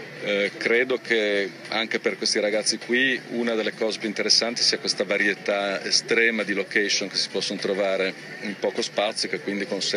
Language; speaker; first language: Italian; native; Italian